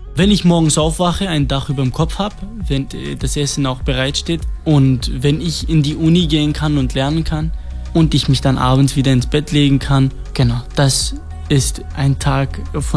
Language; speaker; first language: German; non-native, fluent; Kurdish